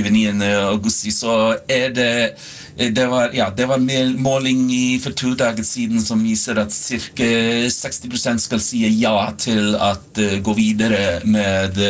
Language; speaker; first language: Swedish; non-native, fluent; Icelandic